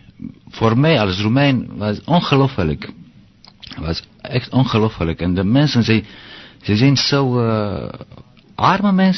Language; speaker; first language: Dutch; non-native, learner; Romanian